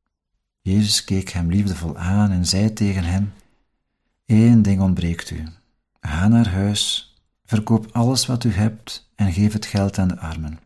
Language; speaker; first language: Dutch; native; Dutch